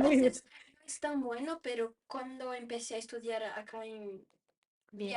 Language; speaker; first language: Spanish; non-native, fluent; Portuguese